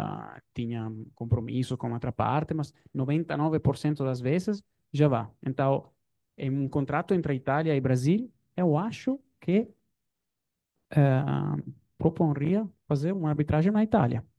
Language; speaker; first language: Portuguese; non-native, fluent; Italian